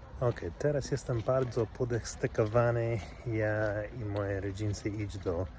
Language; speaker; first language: Polish; non-native, learner; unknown